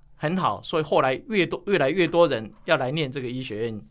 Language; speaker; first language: Chinese; native; Chinese